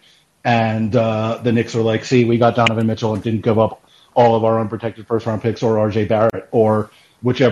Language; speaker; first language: English; native; English